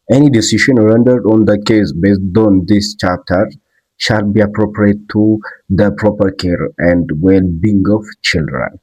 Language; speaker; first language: English; non-native, local second language; Amharic